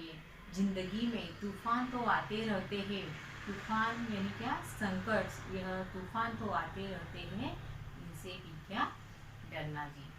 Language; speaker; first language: Hindi; non-native, local second language; Marathi